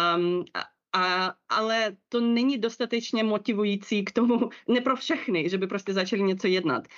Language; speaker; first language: Czech; non-native, fluent; Russian